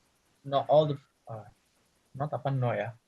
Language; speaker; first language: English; non-native, fluent; Indonesian